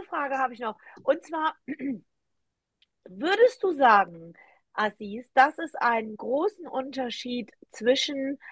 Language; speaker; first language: German; native; German